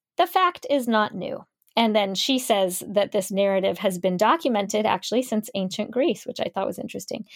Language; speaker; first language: English; native; English